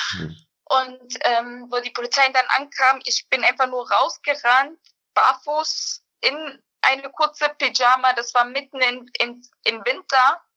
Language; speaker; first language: German; early bilingual, other home language; Bosnian